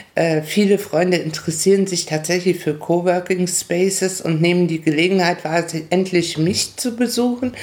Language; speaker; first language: German; non-native, fluent; Spanish